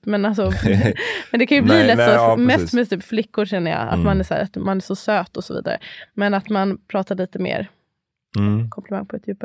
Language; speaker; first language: Swedish; native; Swedish